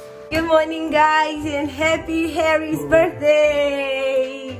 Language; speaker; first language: English; non-native, fluent; Portuguese